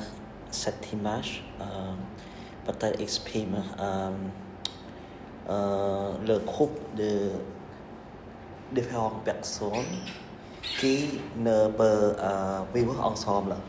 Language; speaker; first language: French; non-native, learner; Khmer